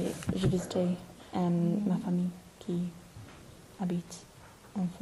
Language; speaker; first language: French; non-native, learner; English